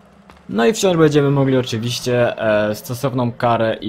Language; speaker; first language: Polish; native; Polish